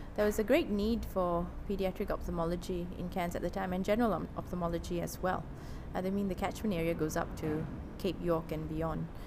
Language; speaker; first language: English; non-native, local second language; Tamil